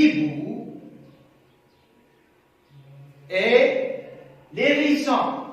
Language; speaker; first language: French; non-native, local second language; Arabic